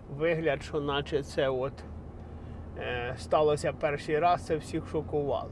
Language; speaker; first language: Ukrainian; native; Ukrainian